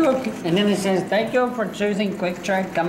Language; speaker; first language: English; native; English